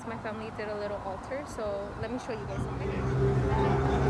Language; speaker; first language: English; early bilingual, other home language; Spanish